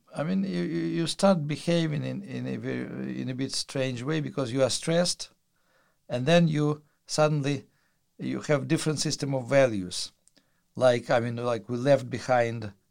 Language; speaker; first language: English; non-native, fluent; Russian